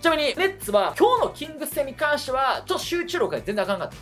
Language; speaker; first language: Japanese; native; Japanese